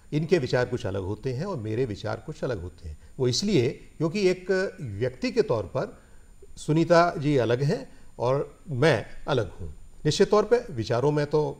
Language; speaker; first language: Hindi; native; Hindi